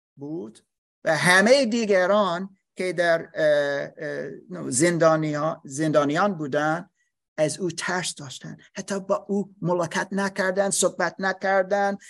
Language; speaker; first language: Persian; non-native, learner; English